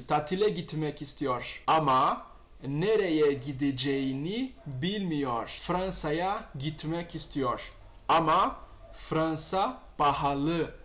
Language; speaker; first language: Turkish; non-native, fluent; Portuguese